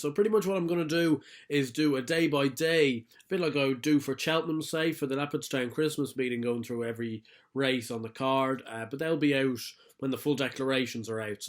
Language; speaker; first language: English; native; English